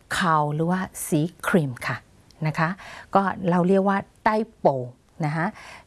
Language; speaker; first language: Thai; non-native, fluent; Burmese